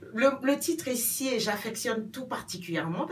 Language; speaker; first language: French; non-native, local second language; Baoulé